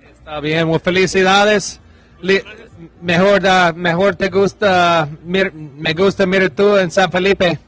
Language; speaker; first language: Spanish; non-native, learner; English